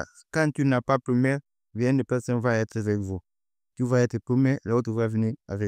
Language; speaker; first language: French; non-native, learner; Portuguese